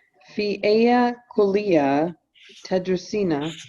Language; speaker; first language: Arabic; non-native, learner; English